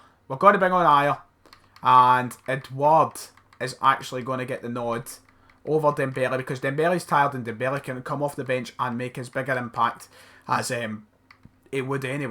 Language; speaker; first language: English; native; English